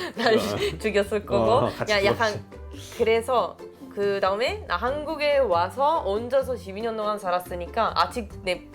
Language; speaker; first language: Korean; non-native, fluent; Italian